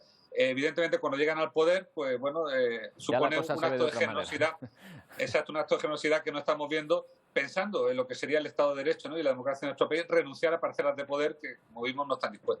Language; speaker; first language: Spanish; native; Spanish